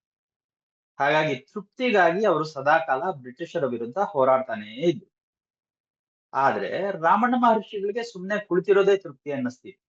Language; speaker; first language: Kannada; native; Kannada